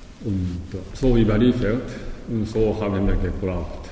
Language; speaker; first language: German; non-native, learner; Japanese